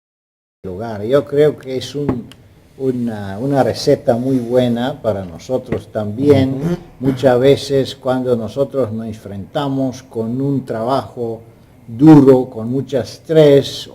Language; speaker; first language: Spanish; non-native, fluent; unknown